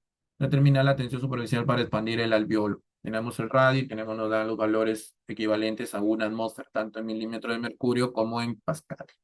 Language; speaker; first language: Spanish; native; Spanish